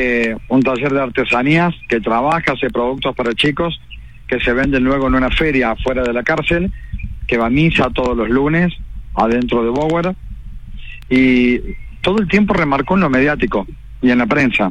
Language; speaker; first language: Spanish; native; Spanish